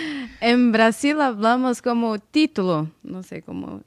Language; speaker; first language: Spanish; non-native, learner; Portuguese